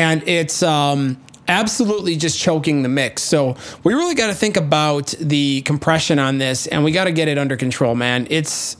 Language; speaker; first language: English; native; English